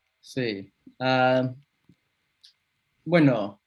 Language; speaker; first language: Spanish; non-native, fluent; English